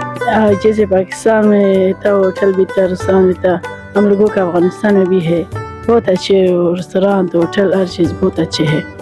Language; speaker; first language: Hindi; non-native, local second language; Persian